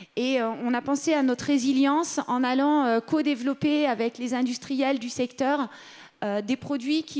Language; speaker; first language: French; native; French